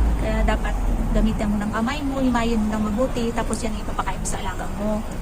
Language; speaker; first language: Filipino; native; Filipino